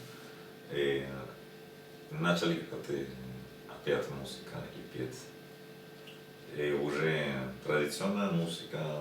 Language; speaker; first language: Russian; non-native, learner; Spanish